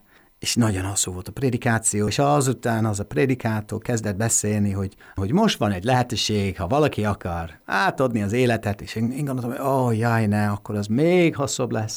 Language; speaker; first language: Hungarian; non-native, fluent; English